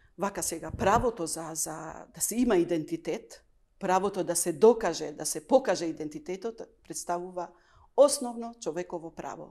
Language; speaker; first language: Macedonian; non-native, local second language; Albanian